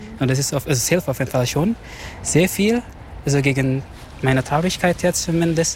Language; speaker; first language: German; non-native, fluent; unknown